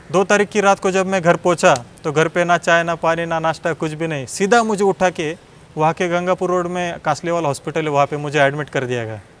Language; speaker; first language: Hindi; non-native, local second language; Marathi